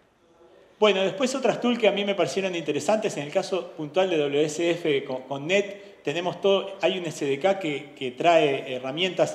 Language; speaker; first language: Spanish; native; Spanish